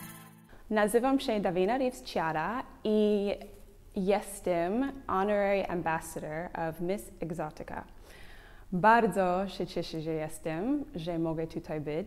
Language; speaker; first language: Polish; non-native, learner; English